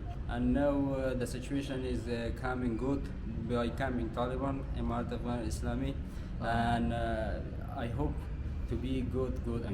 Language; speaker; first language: English; non-native, learner; Persian